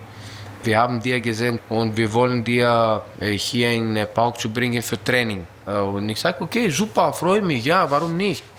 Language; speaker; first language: German; non-native, learner; Greek